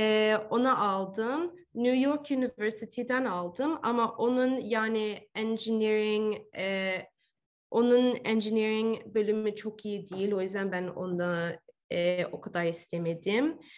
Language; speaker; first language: Turkish; early bilingual, heritage; Turkish